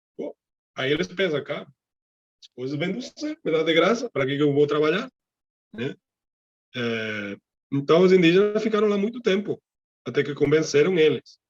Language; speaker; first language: Portuguese; non-native, fluent; Catalan